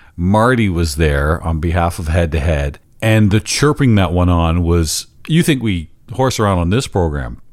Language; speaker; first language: English; native; English